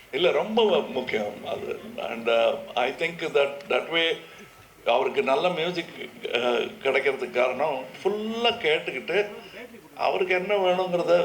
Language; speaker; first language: Tamil; native; Tamil